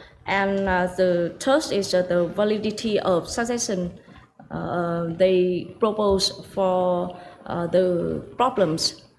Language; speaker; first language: English; non-native, fluent; Vietnamese